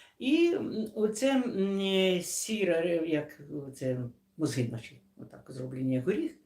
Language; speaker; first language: Ukrainian; non-native, local second language; Russian